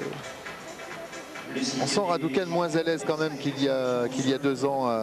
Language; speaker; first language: French; native; French